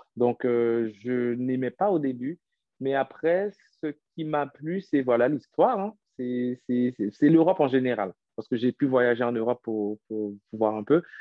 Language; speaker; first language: French; non-native, local second language; Haitian Creole